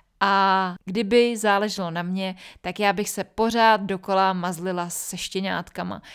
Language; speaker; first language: Czech; native; Czech